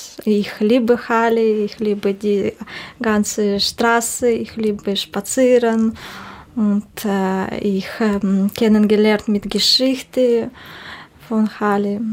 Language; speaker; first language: German; non-native, learner; Russian